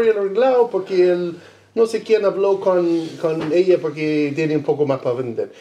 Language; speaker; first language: Spanish; non-native, fluent; English